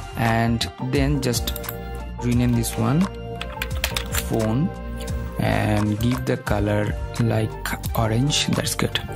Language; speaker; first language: English; non-native, fluent; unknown